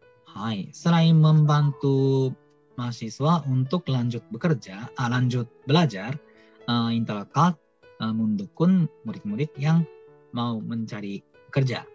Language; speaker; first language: Indonesian; non-native, fluent; Japanese